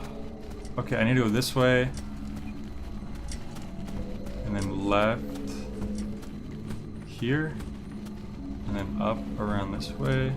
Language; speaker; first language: English; native; English